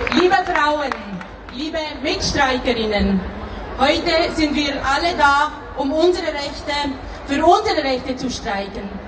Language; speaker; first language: German; non-native, fluent; Persian